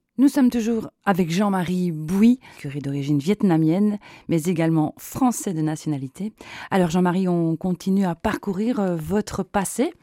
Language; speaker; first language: French; native; French